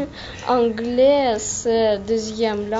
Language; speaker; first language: French; non-native, learner; Russian